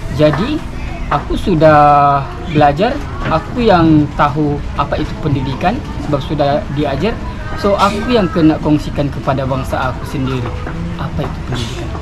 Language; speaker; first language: Malay; non-native, local second language; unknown